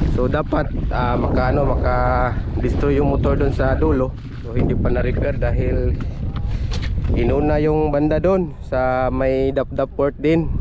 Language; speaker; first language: Filipino; non-native, local second language; Cebuano